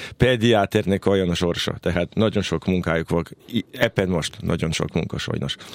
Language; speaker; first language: Hungarian; non-native, local second language; Serbian